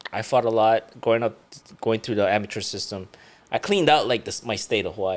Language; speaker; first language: English; early bilingual, other home language; Iloko